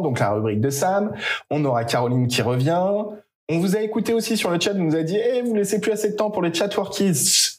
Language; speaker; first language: French; native; French